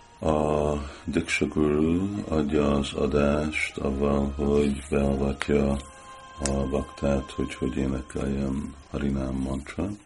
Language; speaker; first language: Hungarian; early bilingual, heritage; Hungarian